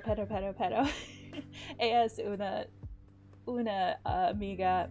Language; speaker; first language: Spanish; non-native, learner; English